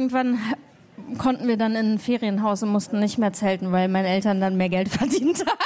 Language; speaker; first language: German; native; German